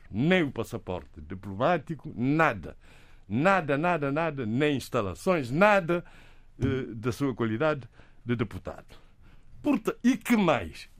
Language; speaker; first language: Portuguese; non-native, local second language; Kabuverdianu